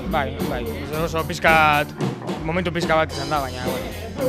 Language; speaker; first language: Basque; non-native, local second language; Spanish